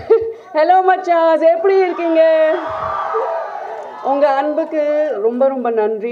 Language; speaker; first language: Tamil; non-native, fluent; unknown